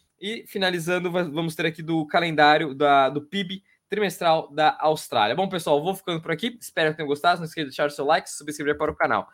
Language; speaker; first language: Portuguese; native; Portuguese